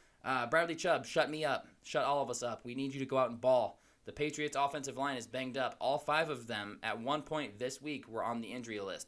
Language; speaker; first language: English; native; English